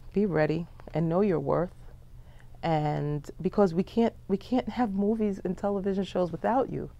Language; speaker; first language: English; native; English